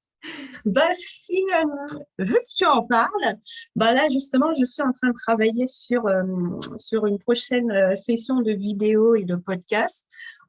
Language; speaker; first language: French; native; French